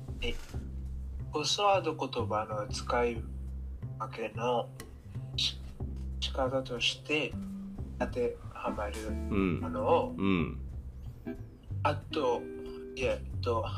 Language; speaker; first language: Japanese; non-native, learner; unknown